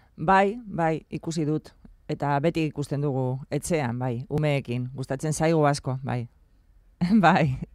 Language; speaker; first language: Basque; non-native, local second language; Spanish